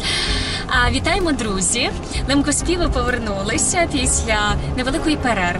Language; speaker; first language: Ukrainian; native; Ukrainian